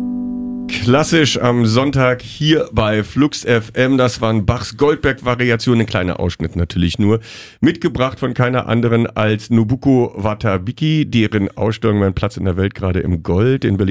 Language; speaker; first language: German; native; German